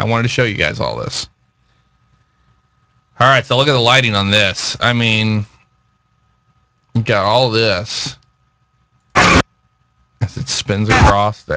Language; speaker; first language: English; native; English